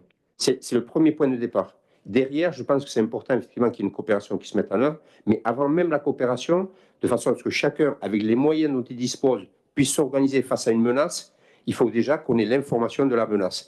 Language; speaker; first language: French; native; French